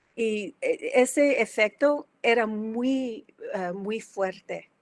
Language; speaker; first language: Spanish; non-native, learner; English